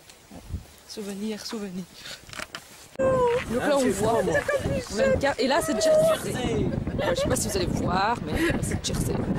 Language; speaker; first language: French; native; French